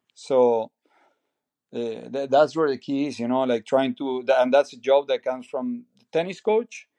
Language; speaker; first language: English; non-native, fluent; Spanish